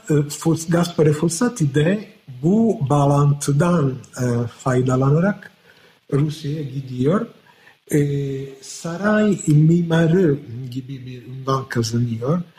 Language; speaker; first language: Turkish; non-native, fluent; Italian